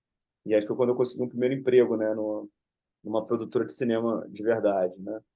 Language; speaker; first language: Portuguese; native; Portuguese